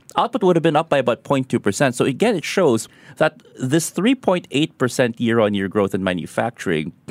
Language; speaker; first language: English; non-native, local second language; Filipino